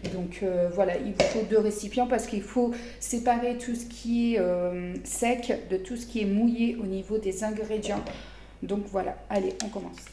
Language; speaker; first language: French; native; French